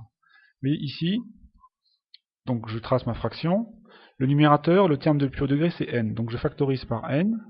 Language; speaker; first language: French; native; French